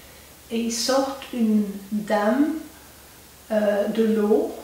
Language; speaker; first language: French; non-native, local second language; German